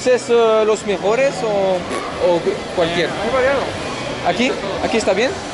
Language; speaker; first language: Spanish; non-native, learner; French